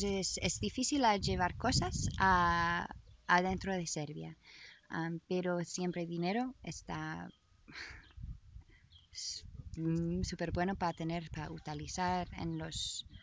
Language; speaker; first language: Spanish; non-native, learner; English